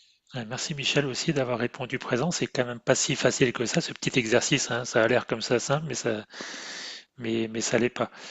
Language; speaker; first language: French; native; French